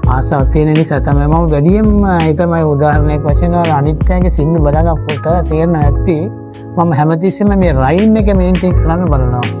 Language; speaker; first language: Sinhala; non-native, local second language; Tamil